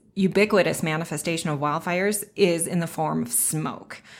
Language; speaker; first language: English; native; English